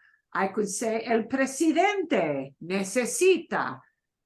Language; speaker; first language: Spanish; non-native, fluent; English